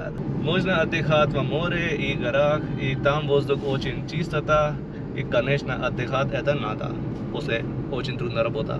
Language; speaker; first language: Russian; non-native, learner; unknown